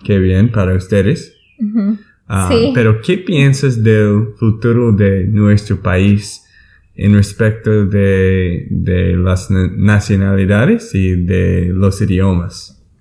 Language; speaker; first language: Spanish; non-native, learner; English